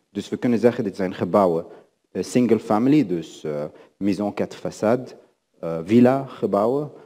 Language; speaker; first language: Dutch; non-native, fluent; Arabic